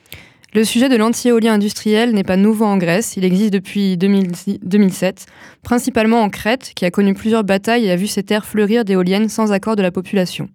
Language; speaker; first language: French; native; French